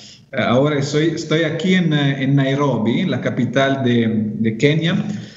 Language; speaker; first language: Spanish; non-native, fluent; Italian